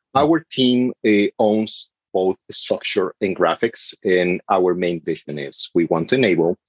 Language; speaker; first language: English; non-native, fluent; Spanish